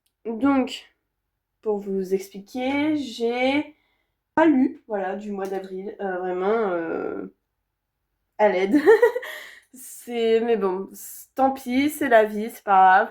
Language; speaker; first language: French; native; French